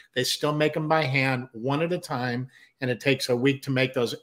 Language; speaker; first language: English; native; English